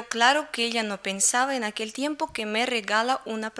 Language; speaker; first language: Spanish; non-native, learner; Russian